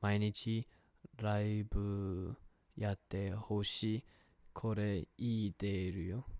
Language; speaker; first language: Japanese; non-native, learner; English